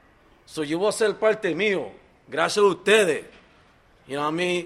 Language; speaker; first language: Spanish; early bilingual, heritage; Spanish